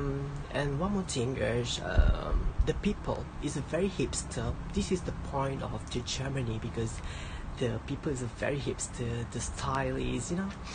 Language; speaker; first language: English; non-native, learner; Malay